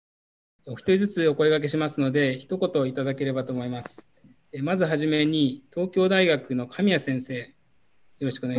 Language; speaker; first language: Japanese; native; Japanese